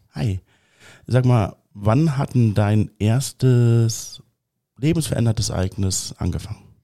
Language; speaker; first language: German; native; German